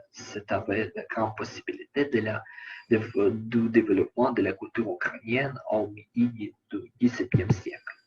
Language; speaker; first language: French; non-native, learner; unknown